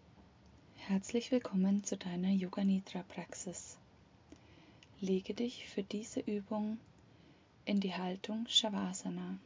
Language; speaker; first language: German; native; German